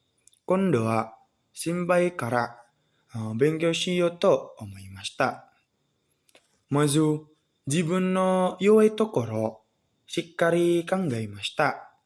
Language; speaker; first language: Japanese; non-native, learner; Indonesian